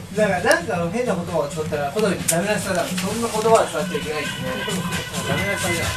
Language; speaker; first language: Japanese; native; Japanese